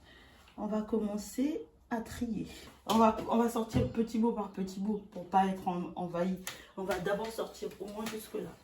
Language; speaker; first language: French; native; French